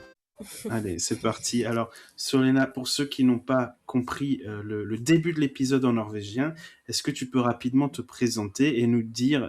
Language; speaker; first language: French; native; French